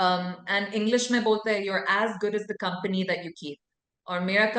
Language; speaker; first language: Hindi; non-native, local second language; English